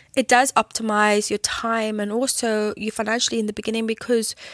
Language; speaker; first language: English; native; English